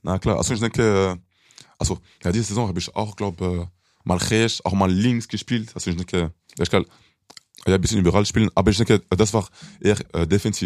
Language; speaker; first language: German; non-native, local second language; French